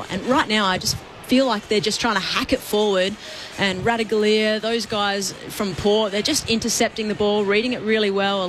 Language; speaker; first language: English; native; English